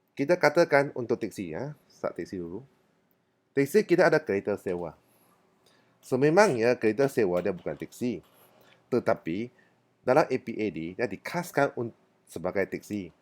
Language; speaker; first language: Malay; non-native, local second language; Min Nan Chinese